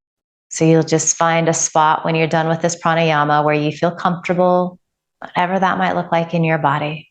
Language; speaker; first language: English; native; English